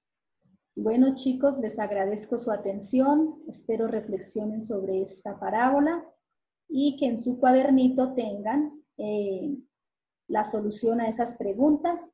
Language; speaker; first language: Spanish; native; Spanish